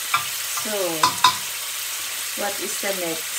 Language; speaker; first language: English; non-native, learner; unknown